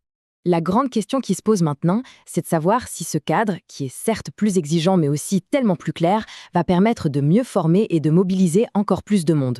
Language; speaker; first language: French; native; French